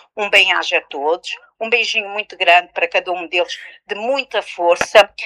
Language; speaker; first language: Portuguese; early bilingual, heritage; Portuguese